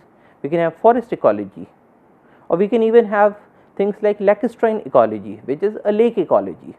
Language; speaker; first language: English; non-native, local second language; Hindi